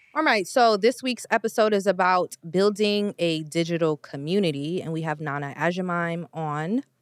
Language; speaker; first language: English; native; English